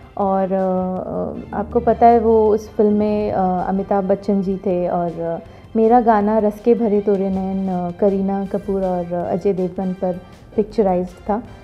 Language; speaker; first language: Hindi; non-native, local second language; Bangla